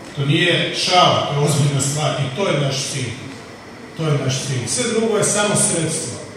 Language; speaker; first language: Croatian; native; Croatian